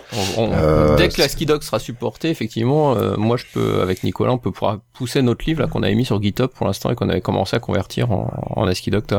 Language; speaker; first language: French; native; French